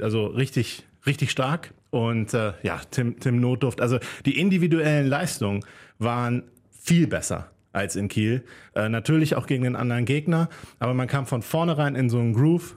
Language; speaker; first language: German; native; German